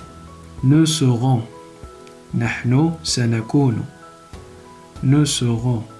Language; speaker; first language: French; non-native, local second language; Arabic